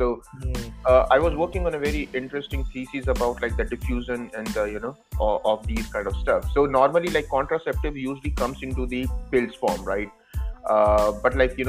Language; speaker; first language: English; non-native, local second language; Hindi